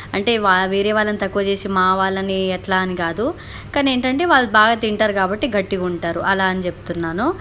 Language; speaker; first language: Telugu; non-native, local second language; Lambadi